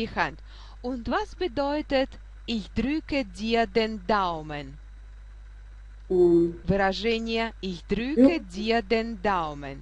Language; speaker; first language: German; non-native, fluent; Russian